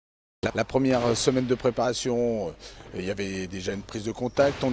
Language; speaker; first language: French; native; French